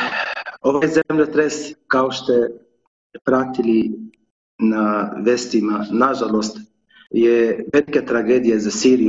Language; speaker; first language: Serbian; non-native, learner; Arabic